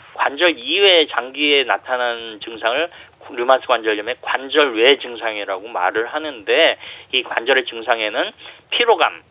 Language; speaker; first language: Korean; native; Korean